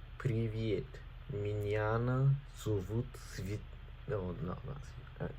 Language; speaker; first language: Russian; non-native, learner; English